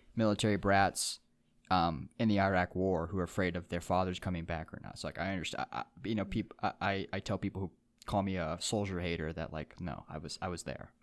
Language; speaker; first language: English; early bilingual, other home language; Japanese